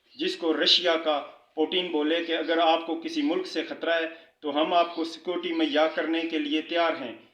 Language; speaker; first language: Urdu; non-native, local second language; Punjabi